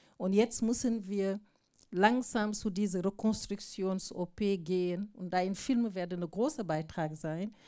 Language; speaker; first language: German; non-native, fluent; Fula